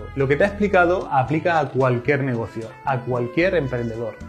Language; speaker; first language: Spanish; native; Spanish